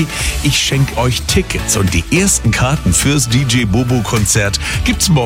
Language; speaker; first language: German; native; German